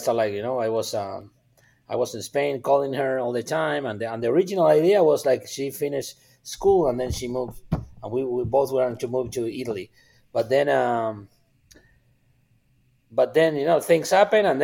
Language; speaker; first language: English; non-native, fluent; Spanish